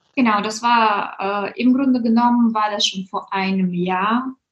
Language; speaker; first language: German; non-native, fluent; Russian